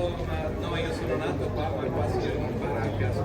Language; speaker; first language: Italian; non-native, local second language; Slovenian